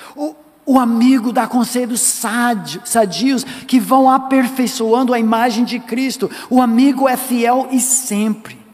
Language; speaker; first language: Portuguese; non-native, fluent; English